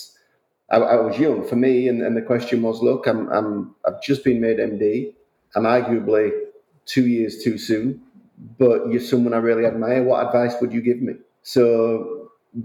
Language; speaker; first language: English; native; English